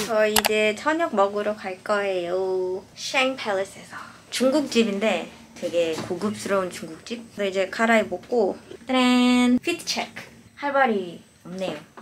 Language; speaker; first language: Korean; non-native, fluent; Malay